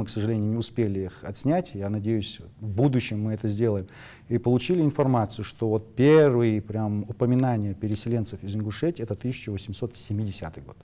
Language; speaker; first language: Russian; non-native, local second language; Ingush